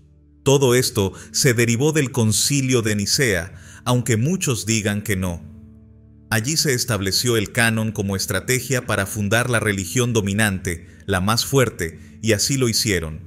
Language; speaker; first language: Spanish; native; Spanish